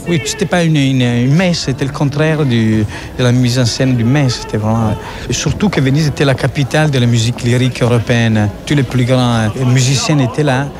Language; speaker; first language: French; non-native, fluent; Italian